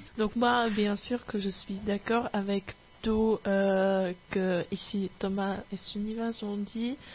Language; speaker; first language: French; non-native, fluent; Czech